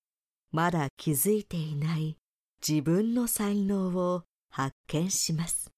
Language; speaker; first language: Japanese; native; Japanese